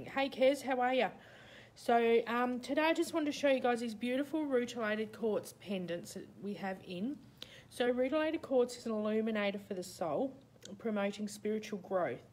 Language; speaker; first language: English; native; English